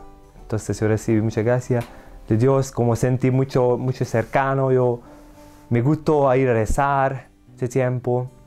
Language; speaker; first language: Spanish; non-native, learner; Hungarian